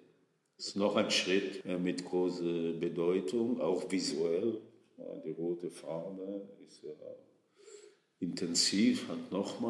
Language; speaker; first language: German; non-native, fluent; Hebrew